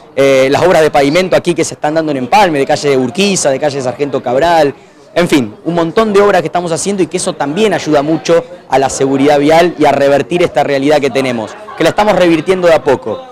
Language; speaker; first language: Spanish; native; Spanish